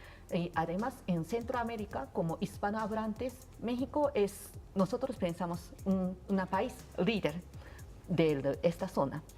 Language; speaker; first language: Spanish; non-native, learner; Japanese